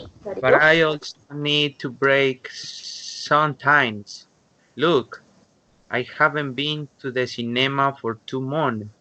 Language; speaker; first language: English; non-native, learner; Spanish